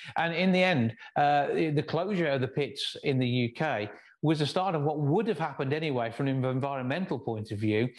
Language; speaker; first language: English; native; English